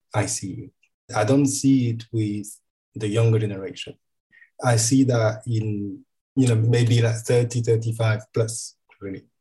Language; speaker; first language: English; non-native, fluent; French